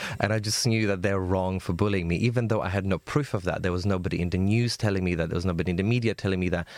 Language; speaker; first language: English; non-native, fluent; Polish